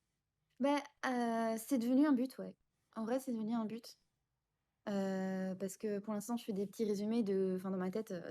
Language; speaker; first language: French; native; French